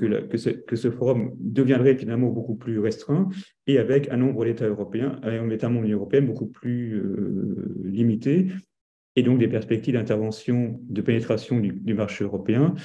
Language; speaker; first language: French; native; French